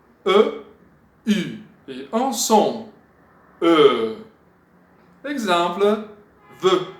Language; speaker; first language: French; non-native, fluent; Portuguese